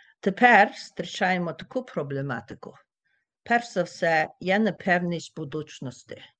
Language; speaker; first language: Ukrainian; early bilingual, heritage; Ukrainian